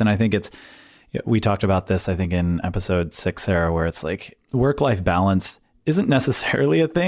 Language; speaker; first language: English; native; English